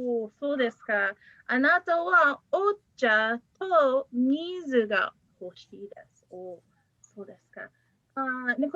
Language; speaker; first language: Japanese; non-native, fluent; English